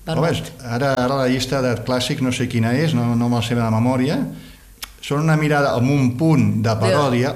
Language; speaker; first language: Catalan; native; Catalan